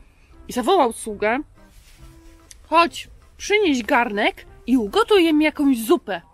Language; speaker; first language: Polish; native; Polish